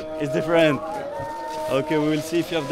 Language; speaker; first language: English; non-native, learner; French